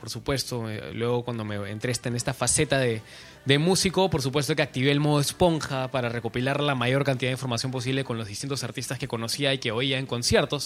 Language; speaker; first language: Spanish; native; Spanish